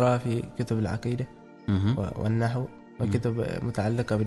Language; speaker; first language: Arabic; native; Arabic